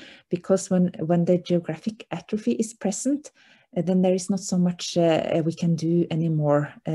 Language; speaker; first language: English; non-native, fluent; Norwegian